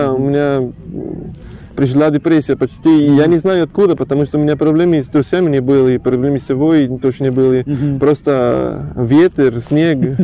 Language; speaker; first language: Russian; non-native, learner; Spanish